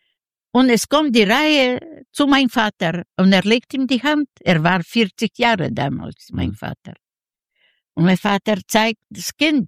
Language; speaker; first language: German; non-native, learner; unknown